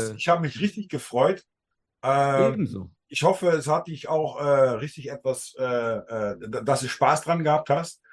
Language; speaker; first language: German; early bilingual, heritage; Dutch